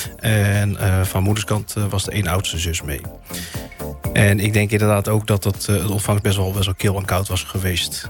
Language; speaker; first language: Dutch; native; Dutch